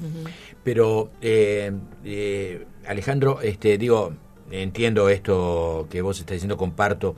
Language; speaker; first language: Spanish; native; Spanish